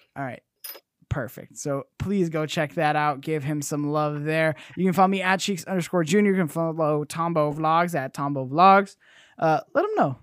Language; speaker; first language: English; native; English